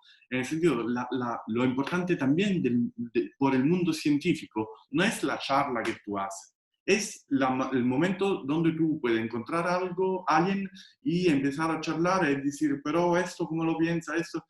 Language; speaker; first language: Spanish; non-native, fluent; Italian